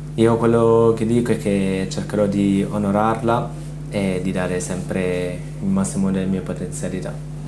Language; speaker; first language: Italian; native; Italian